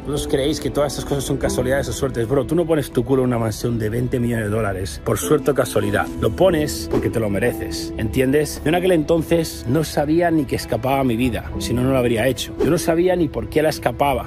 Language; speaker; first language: Spanish; native; Spanish